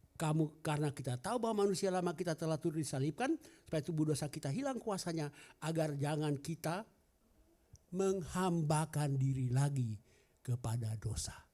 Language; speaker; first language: Indonesian; non-native, local second language; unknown